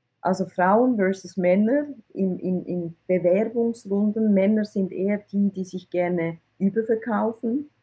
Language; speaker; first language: German; early bilingual, other home language; Persian